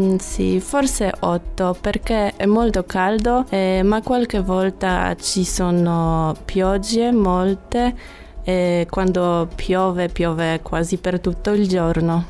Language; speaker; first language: Italian; non-native, learner; Polish